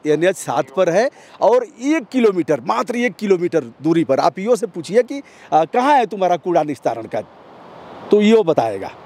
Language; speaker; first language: Hindi; native; Hindi